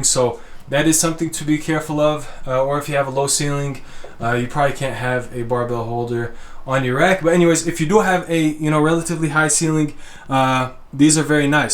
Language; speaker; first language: English; native; English